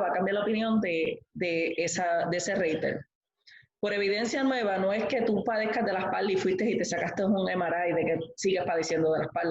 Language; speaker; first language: Spanish; native; Spanish